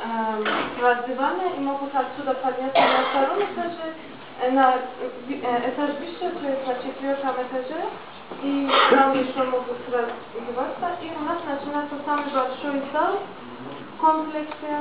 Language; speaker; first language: Russian; non-native, learner; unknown